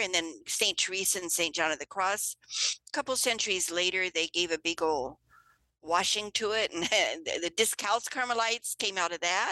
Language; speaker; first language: English; native; English